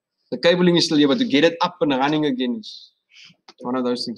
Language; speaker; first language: English; non-native, local second language; Afrikaans